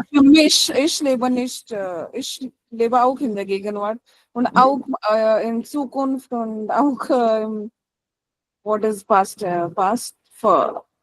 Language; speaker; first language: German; non-native, learner; Marathi